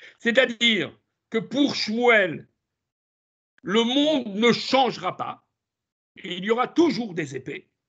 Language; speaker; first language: French; native; French